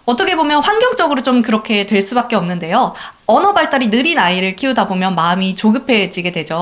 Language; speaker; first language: Korean; native; Korean